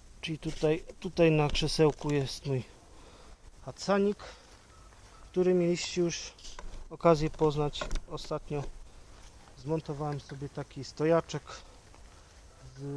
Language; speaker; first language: Polish; native; Polish